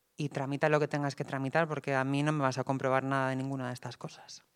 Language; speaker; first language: Spanish; native; Spanish